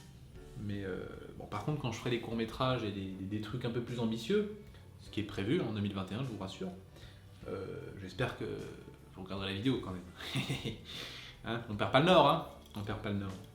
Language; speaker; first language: French; native; French